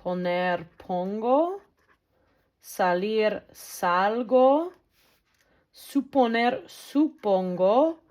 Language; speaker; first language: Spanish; non-native, fluent; English